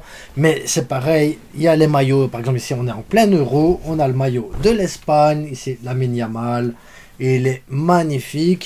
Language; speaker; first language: French; native; French